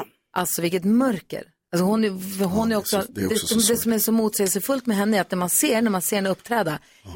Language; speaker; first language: Swedish; native; Swedish